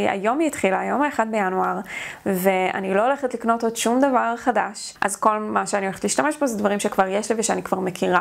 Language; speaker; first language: Hebrew; native; Hebrew